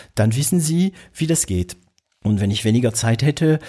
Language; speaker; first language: German; non-native, fluent; French